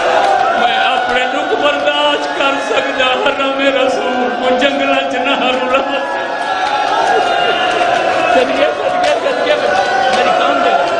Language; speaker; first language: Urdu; non-native, local second language; Punjabi